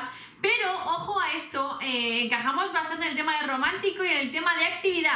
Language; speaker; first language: Spanish; native; Spanish